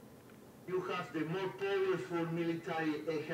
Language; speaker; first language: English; non-native, learner; Spanish